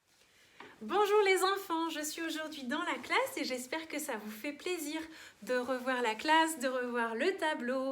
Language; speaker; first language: French; native; French